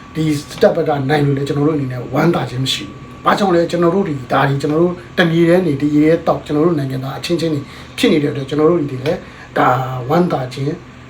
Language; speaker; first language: Burmese; non-native, local second language; Karen languages